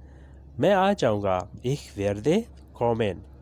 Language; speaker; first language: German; non-native, learner; Urdu